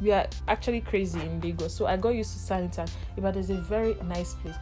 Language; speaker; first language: English; non-native, local second language; Igbo